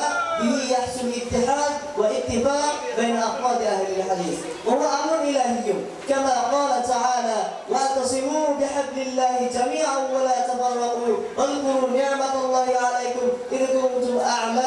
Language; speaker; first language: Arabic; non-native, learner; Bangla